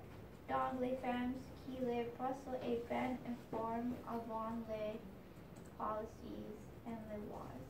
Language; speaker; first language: French; non-native, learner; English